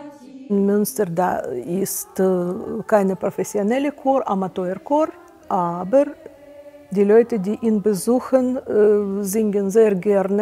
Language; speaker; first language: German; non-native, fluent; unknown